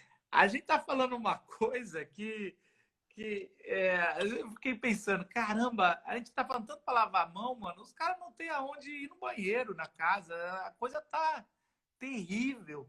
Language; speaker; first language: Portuguese; native; Portuguese